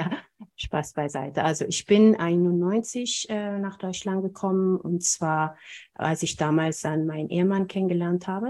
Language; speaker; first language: German; non-native, fluent; Amharic